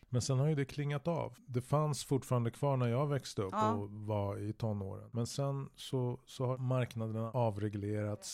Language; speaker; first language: Swedish; native; Swedish